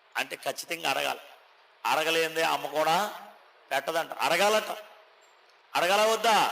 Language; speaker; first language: Telugu; native; Telugu